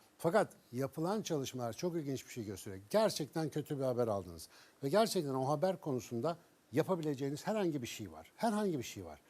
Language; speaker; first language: Turkish; native; Turkish